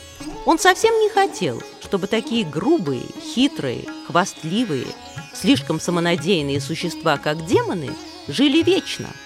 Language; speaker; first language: Russian; native; Russian